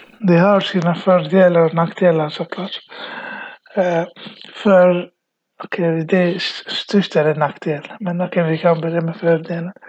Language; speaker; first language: Swedish; early bilingual, other home language; Arabic